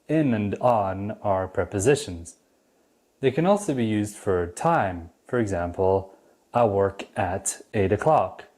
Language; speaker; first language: English; non-native, fluent; Dutch